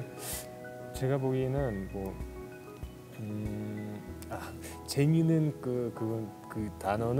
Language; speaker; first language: Korean; non-native, fluent; Russian